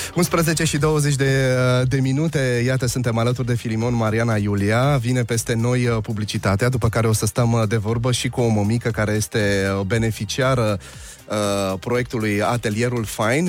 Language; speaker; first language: Romanian; native; Romanian